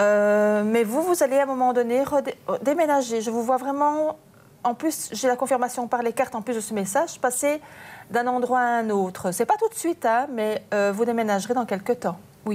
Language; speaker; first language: French; native; French